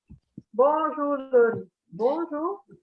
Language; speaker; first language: French; non-native, fluent; Italian